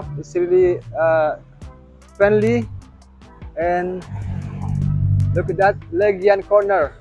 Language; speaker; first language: English; non-native, learner; Indonesian